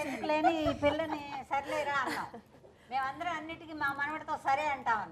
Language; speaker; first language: Telugu; native; Telugu